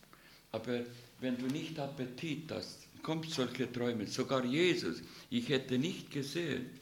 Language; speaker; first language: German; non-native, learner; Russian